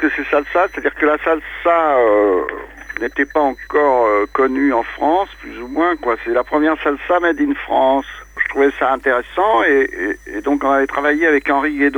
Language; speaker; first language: French; native; French